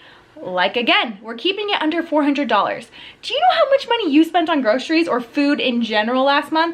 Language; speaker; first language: English; native; English